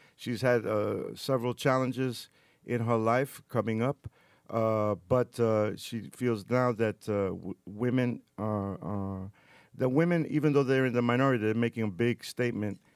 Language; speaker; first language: English; early bilingual, other home language; Spanish